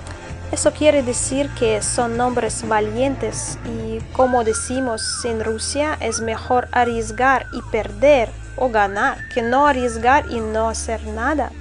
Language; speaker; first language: Spanish; non-native, fluent; Russian